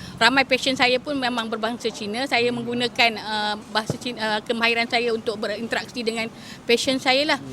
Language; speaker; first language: Malay; native; Malay